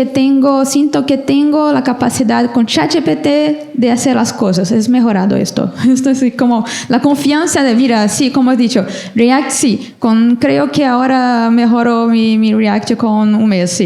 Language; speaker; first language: Spanish; non-native, learner; Portuguese